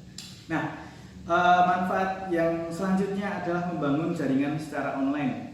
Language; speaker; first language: Indonesian; native; Indonesian